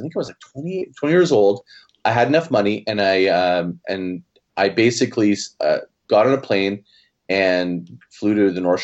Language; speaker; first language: English; native; English